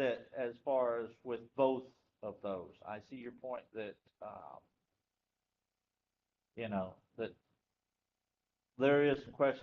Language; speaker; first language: English; native; English